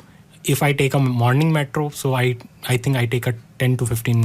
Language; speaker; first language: English; non-native, learner; Hindi